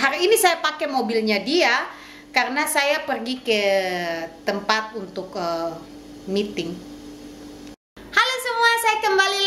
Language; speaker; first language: Indonesian; non-native, local second language; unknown